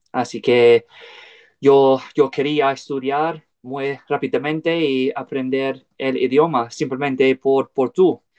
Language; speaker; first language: Spanish; non-native, learner; English